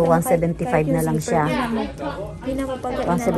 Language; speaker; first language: Filipino; native; Filipino